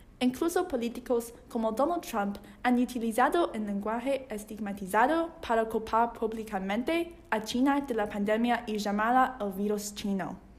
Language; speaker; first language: Spanish; non-native, learner; Chinese